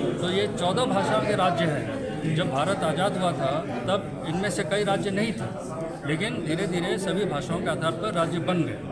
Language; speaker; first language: Hindi; non-native, local second language; Sindhi